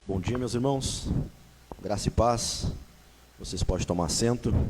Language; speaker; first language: Portuguese; native; Portuguese